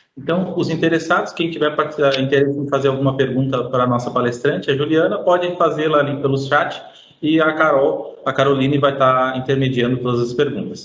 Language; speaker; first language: Portuguese; native; Portuguese